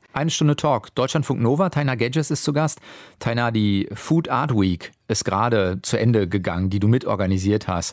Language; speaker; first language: German; native; German